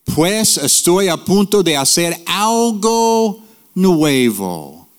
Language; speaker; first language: Spanish; non-native, fluent; English